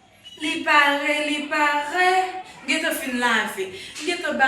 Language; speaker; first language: French; non-native, local second language; Haitian Creole